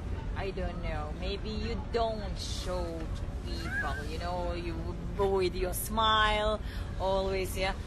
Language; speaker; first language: English; non-native, learner; Russian